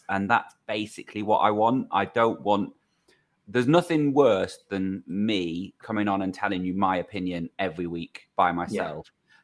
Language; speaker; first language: English; native; English